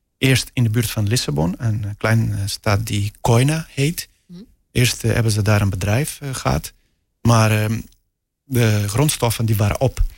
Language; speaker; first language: Dutch; non-native, fluent; Portuguese